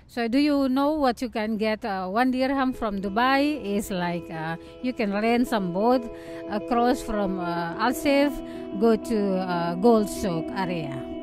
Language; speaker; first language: English; non-native, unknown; Indonesian